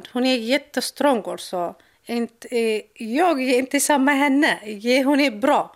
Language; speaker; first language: Swedish; non-native, learner; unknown